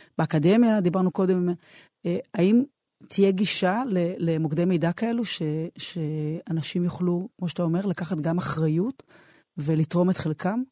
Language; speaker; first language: Hebrew; native; Hebrew